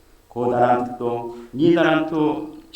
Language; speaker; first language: Japanese; non-native, fluent; Korean